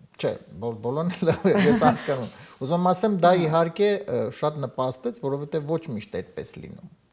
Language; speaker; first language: Armenian; native; Armenian